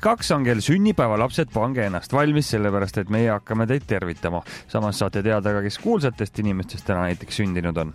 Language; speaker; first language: Estonian; native; Estonian